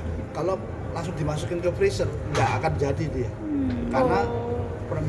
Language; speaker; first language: Indonesian; native; Indonesian